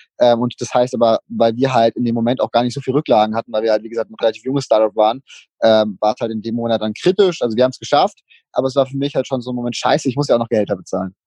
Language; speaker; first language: German; native; German